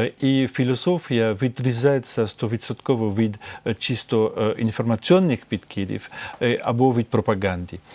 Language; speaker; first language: Ukrainian; non-native, fluent; French